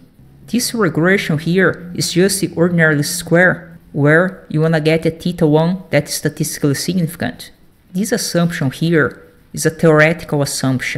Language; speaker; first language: English; non-native, fluent; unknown